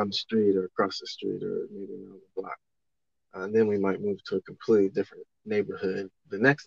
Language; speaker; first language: English; native; English